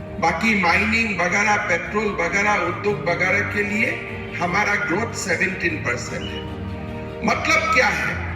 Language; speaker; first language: Hindi; non-native, local second language; Assamese